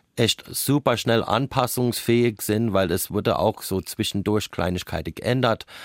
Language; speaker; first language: German; non-native, fluent; English